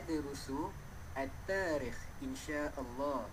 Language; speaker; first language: Arabic; non-native, learner; Malay